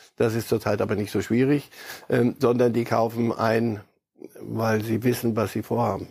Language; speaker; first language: German; native; German